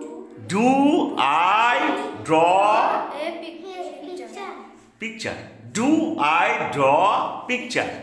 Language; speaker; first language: English; non-native, local second language; Bangla